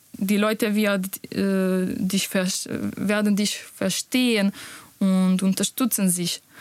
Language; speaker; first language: German; non-native, learner; Bosnian